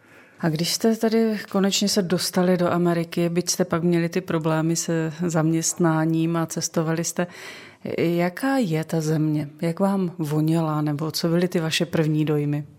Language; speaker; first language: Czech; native; Czech